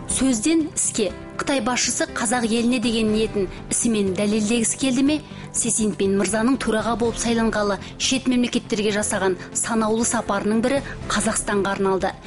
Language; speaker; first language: Kazakh; native; Kazakh